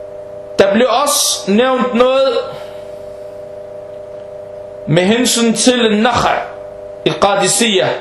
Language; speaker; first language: Danish; early bilingual, heritage; Danish